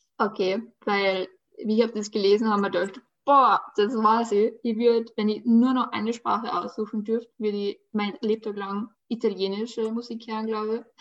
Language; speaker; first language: German; early bilingual, other home language; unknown